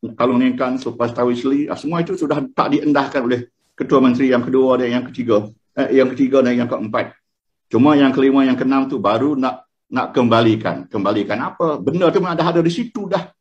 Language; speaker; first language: Malay; non-native, local second language; Iban